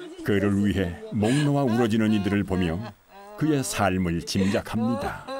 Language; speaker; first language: Korean; native; Korean